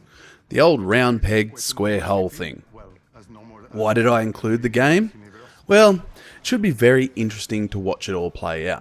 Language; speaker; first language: English; native; English